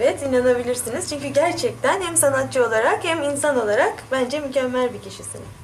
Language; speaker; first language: Turkish; native; Turkish